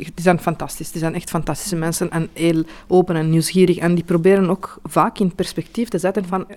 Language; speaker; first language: Dutch; non-native, fluent; Italian